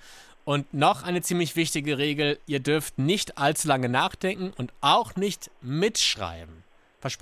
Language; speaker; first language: German; native; German